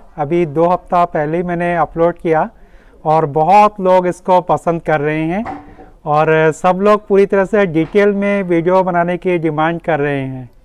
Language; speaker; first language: Hindi; native; Hindi